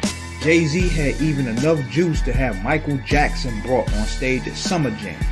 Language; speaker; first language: English; native; English